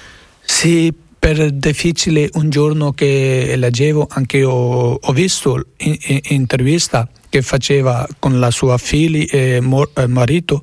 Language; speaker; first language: Italian; non-native, learner; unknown